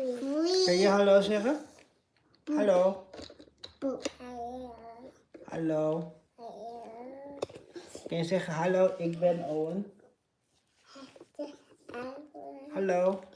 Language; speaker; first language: Dutch; non-native, fluent; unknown